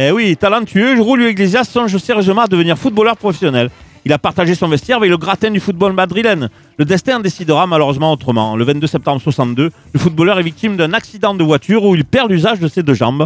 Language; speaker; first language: French; native; French